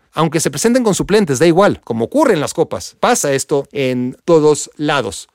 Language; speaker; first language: Spanish; native; Spanish